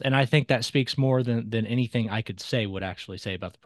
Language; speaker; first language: English; native; English